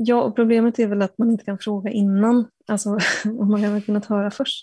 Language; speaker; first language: Swedish; native; Swedish